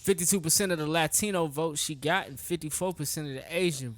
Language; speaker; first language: English; native; English